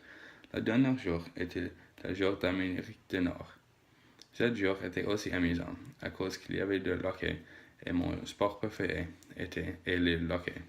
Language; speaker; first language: French; non-native, learner; English